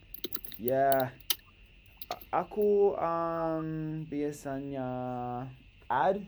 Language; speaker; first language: Indonesian; non-native, learner; English